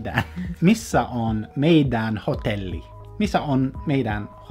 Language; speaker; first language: Finnish; non-native, learner; English